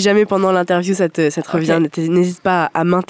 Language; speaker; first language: French; native; French